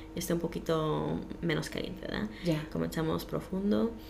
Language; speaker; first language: Spanish; early bilingual, heritage; Spanish